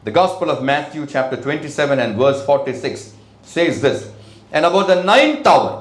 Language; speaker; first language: English; non-native, local second language; Tamil